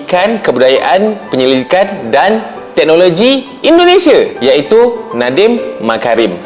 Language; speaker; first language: Malay; native; Malay